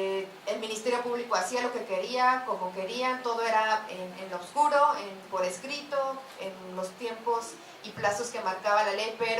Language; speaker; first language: Spanish; native; Spanish